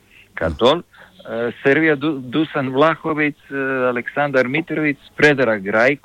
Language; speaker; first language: Greek; non-native, fluent; Serbian